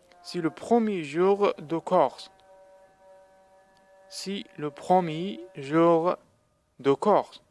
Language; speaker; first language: French; non-native, fluent; Arabic